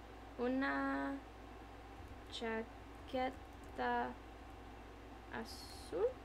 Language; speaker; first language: Spanish; non-native, learner; English